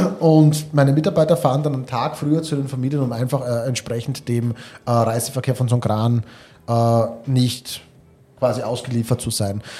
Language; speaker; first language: German; native; German